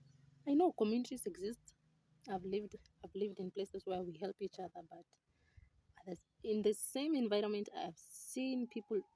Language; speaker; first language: English; non-native, local second language; Swahili